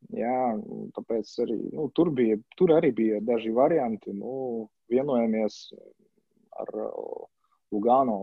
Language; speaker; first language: Latvian; non-native, local second language; Russian